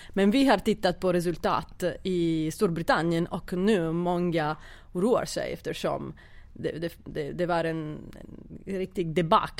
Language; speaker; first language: Swedish; non-native, fluent; Italian